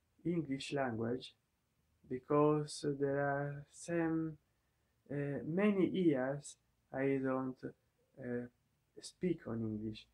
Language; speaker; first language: English; non-native, learner; Italian